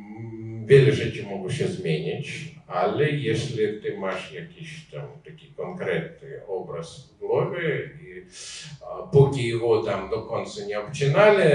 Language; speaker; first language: Polish; non-native, learner; Ukrainian